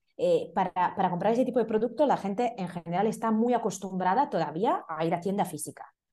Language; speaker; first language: Spanish; non-native, fluent; Italian